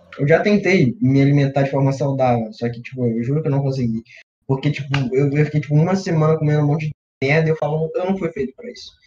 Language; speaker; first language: Portuguese; native; Portuguese